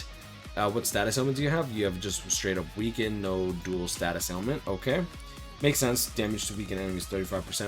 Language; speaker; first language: English; native; English